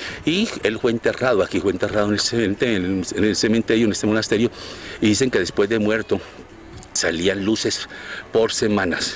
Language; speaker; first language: Spanish; native; Spanish